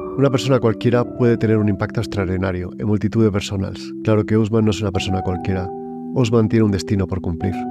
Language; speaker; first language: Spanish; native; Spanish